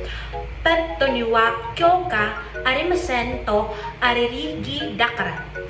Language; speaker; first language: Japanese; non-native, learner; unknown